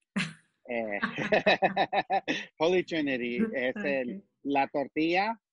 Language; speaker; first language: Spanish; early bilingual, heritage; Spanish